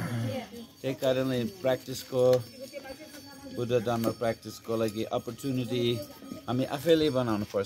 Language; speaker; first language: Nepali; non-native, fluent; English